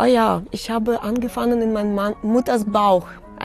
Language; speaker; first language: German; non-native, fluent; Russian